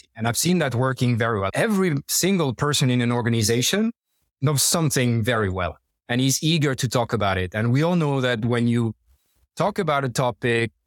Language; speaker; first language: English; non-native, fluent; French